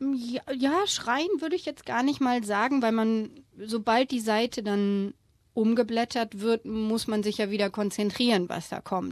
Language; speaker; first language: German; native; German